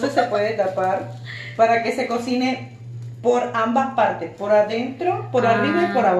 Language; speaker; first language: Spanish; native; Spanish